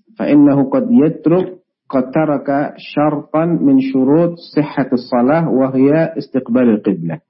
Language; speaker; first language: Arabic; non-native, fluent; Indonesian